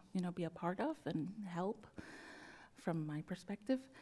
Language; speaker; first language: English; native; English